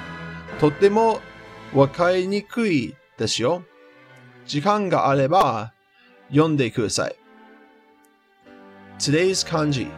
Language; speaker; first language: Japanese; non-native, learner; English